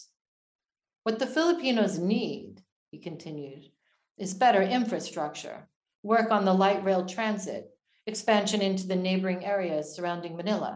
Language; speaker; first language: English; native; English